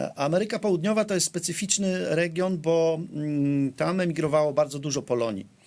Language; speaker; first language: Polish; native; Polish